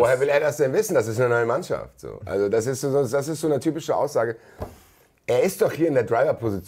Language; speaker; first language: German; native; German